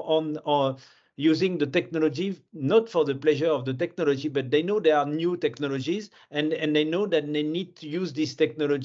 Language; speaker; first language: English; non-native, fluent; French